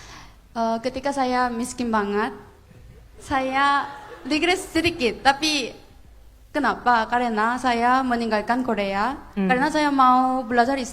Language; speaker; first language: Indonesian; non-native, fluent; Korean